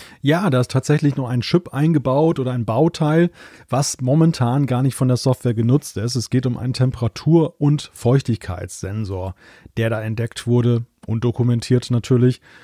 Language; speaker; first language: German; native; German